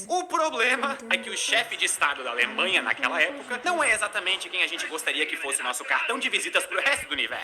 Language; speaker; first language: Portuguese; native; Portuguese